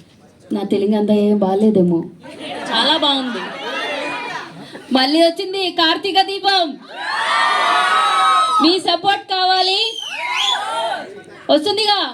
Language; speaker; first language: Telugu; non-native, local second language; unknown